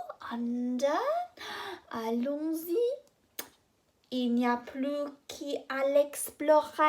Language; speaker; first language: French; non-native, fluent; English